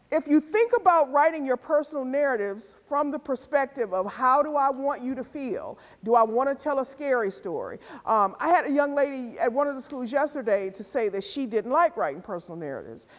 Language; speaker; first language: English; native; English